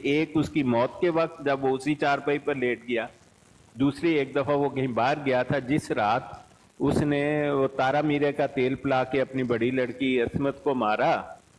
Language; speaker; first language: Urdu; non-native, local second language; Punjabi